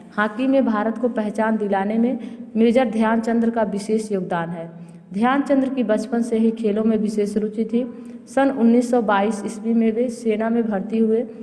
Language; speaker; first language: Hindi; native; Hindi